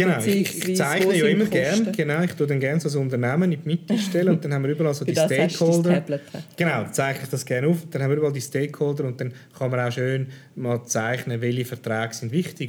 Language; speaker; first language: German; native; German